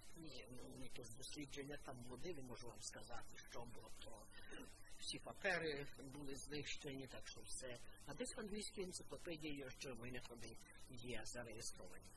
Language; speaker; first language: Ukrainian; non-native, local second language; Russian